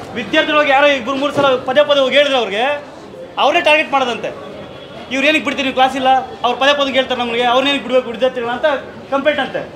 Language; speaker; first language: Kannada; native; Kannada